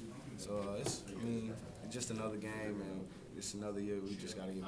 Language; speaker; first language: English; native; English